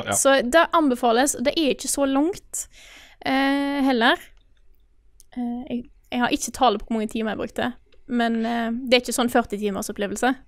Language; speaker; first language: Norwegian; native; Norwegian